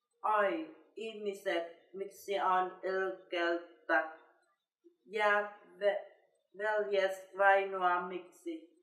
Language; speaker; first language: Finnish; non-native, learner; Vietnamese